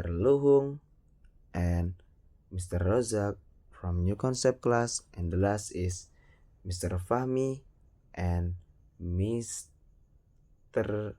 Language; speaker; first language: English; non-native, learner; Indonesian